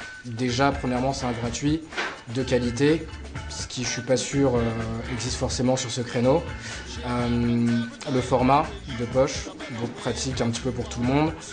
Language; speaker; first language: French; native; French